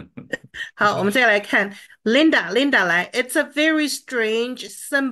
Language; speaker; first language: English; non-native, fluent; Chinese